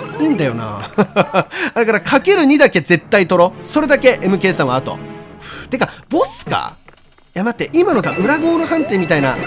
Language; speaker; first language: Japanese; native; Japanese